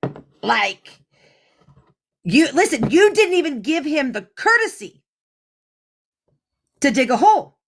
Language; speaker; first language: English; native; English